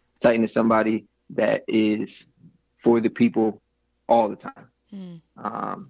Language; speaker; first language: English; native; English